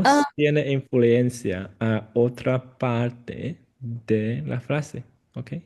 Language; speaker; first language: Spanish; non-native, fluent; Chinese